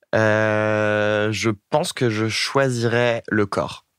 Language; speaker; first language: French; native; French